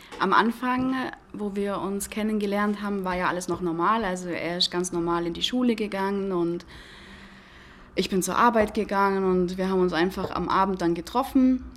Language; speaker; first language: German; native; German